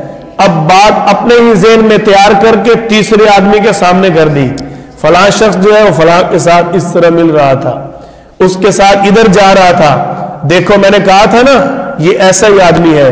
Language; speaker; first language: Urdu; non-native, local second language; Punjabi